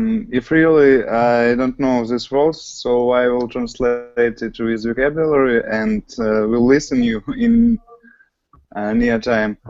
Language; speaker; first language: English; non-native, learner; Russian